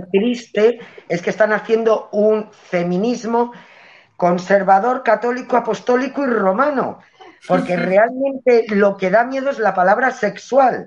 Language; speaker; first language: Spanish; native; Spanish